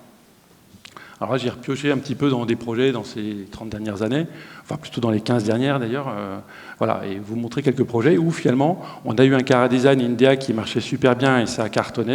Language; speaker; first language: French; native; French